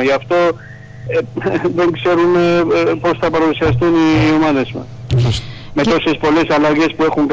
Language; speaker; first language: Greek; non-native, fluent; Georgian